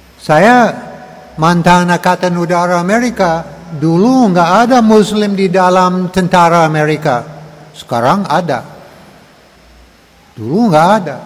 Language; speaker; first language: Indonesian; non-native, learner; English